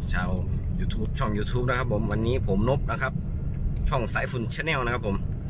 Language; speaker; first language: Thai; non-native, local second language; Lao